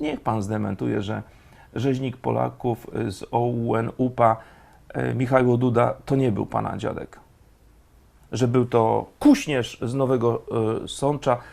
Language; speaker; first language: Polish; native; Polish